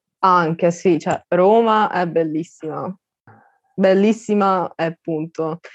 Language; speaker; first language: Italian; non-native, fluent; Russian